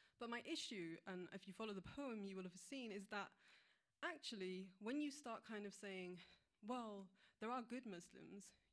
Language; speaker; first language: English; native; English